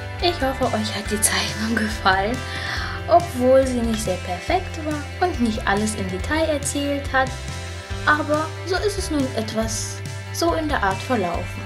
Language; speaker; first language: German; early bilingual, other home language; Russian